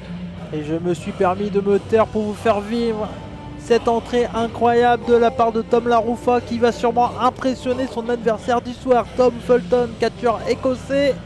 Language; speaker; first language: French; native; French